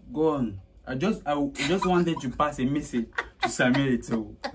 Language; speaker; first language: English; non-native, local second language; French